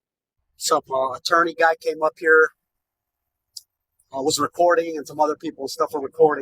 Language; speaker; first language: English; native; English